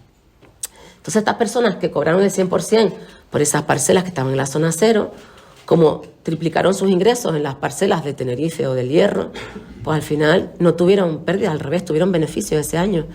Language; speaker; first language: Spanish; native; Spanish